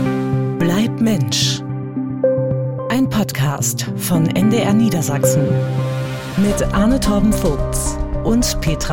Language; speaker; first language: German; native; German